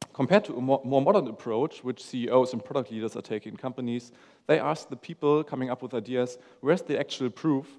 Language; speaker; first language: English; non-native, fluent; German